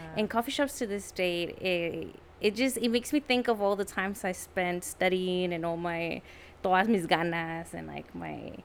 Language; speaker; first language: English; early bilingual, other home language; Spanish